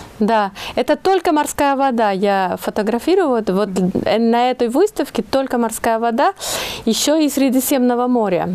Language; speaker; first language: Russian; non-native, fluent; Spanish